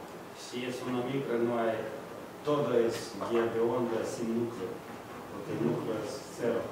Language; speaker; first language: Spanish; non-native, fluent; Russian